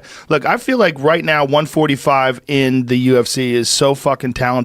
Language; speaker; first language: English; native; English